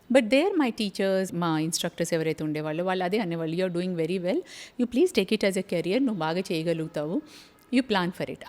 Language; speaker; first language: Telugu; native; Telugu